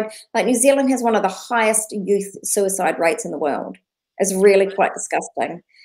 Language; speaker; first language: English; native; English